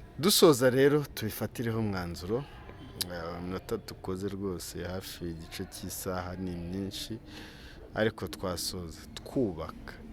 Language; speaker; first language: Kinyarwanda; native; Kinyarwanda